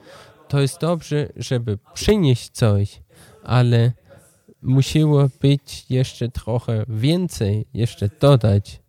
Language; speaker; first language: Polish; non-native, learner; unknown